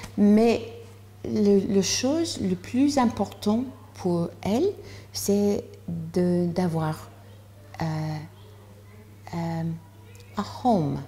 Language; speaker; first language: French; non-native, learner; English